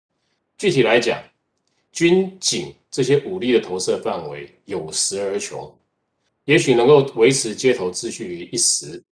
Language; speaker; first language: Chinese; native; Chinese